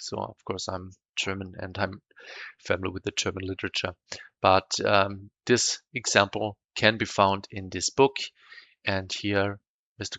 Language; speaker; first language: English; non-native, fluent; German